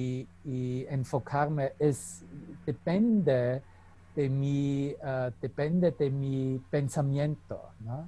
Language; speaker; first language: Spanish; non-native, fluent; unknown